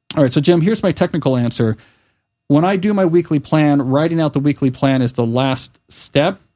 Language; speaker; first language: English; native; English